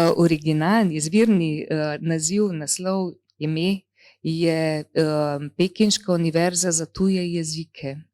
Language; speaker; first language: Slovenian; native; Slovenian